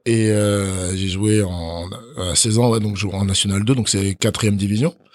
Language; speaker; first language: French; early bilingual, other home language; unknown